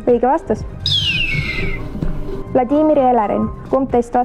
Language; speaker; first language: Estonian; native; Estonian